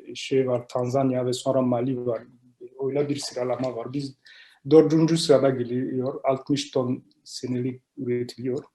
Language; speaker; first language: Turkish; non-native, learner; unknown